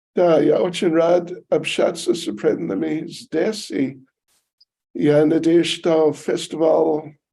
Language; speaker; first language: Russian; non-native, learner; English